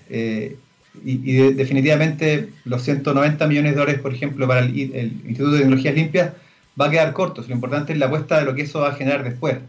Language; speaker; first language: Spanish; native; Spanish